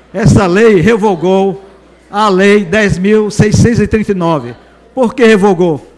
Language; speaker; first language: Portuguese; native; Portuguese